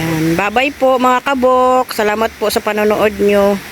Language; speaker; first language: Filipino; non-native, local second language; Cebuano